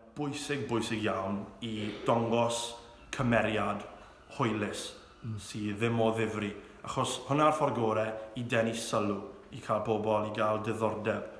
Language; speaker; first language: Welsh; non-native, local second language; English